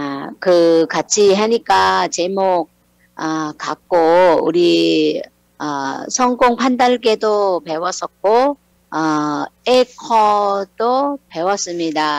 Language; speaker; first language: Korean; non-native, learner; Thai